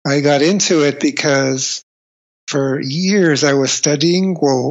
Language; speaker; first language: English; native; English